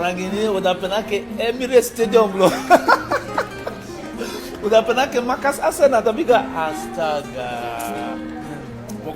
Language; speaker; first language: Indonesian; non-native, fluent; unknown